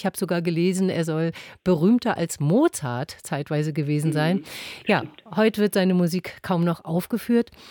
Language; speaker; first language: German; native; German